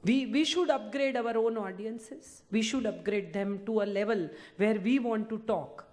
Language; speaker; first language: English; non-native, local second language; Gujarati